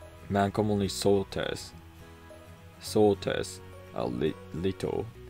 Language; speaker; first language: English; non-native, fluent; Japanese